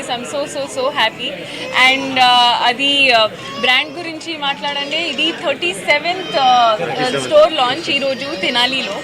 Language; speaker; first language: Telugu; non-native, learner; Hindi